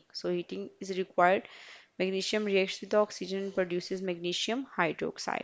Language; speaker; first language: English; non-native, local second language; Urdu